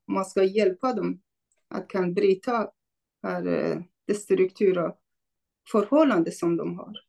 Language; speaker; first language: Swedish; non-native, fluent; Kurdish